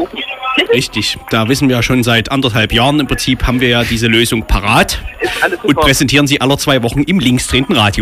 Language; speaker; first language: German; native; German